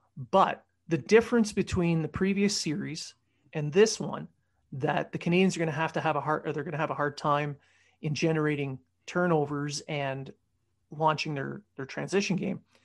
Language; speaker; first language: English; native; English